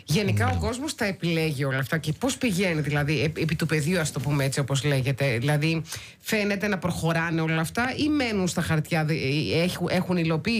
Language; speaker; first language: Greek; native; Greek